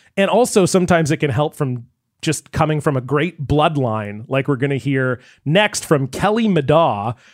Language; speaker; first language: English; native; English